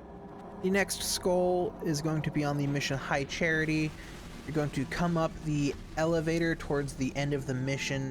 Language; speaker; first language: English; native; English